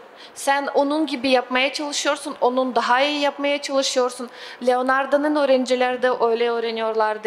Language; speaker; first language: Turkish; non-native, fluent; Russian